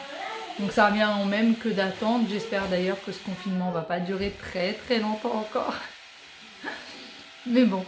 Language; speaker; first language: French; native; French